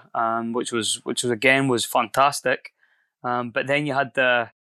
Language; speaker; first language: English; native; English